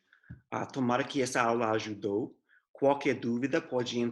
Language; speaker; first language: Portuguese; non-native, fluent; English